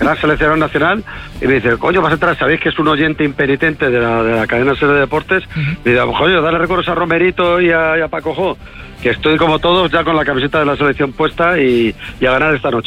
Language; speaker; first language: Spanish; native; Spanish